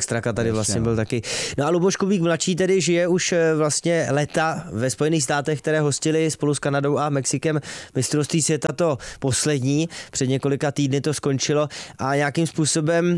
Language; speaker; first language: Czech; native; Czech